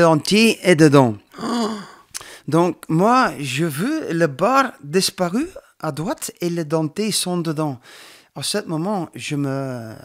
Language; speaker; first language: French; non-native, learner; Dutch